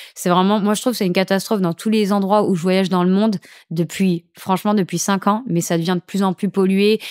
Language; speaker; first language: French; native; French